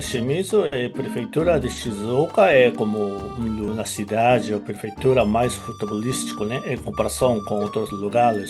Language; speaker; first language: Portuguese; non-native, fluent; Japanese